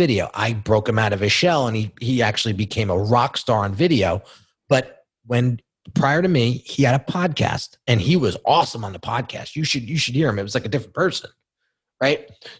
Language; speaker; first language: English; native; English